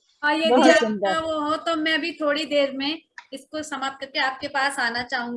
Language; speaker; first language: Hindi; native; Hindi